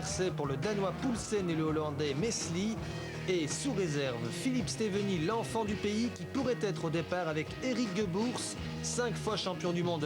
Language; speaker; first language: French; native; French